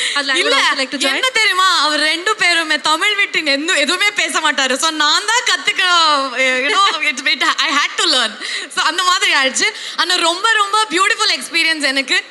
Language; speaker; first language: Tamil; non-native, learner; Kannada